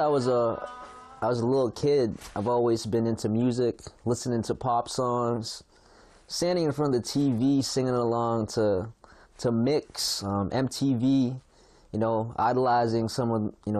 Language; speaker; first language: English; non-native, local second language; Filipino